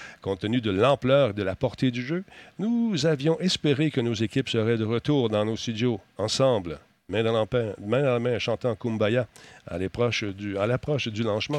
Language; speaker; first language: French; native; French